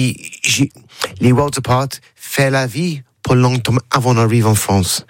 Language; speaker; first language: French; non-native, learner; English